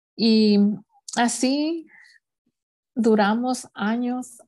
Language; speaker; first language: Spanish; early bilingual, heritage; Spanish